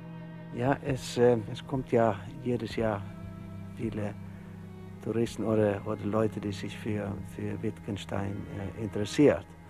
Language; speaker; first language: German; non-native, learner; Norwegian